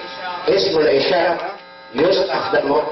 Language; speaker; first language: Arabic; non-native, fluent; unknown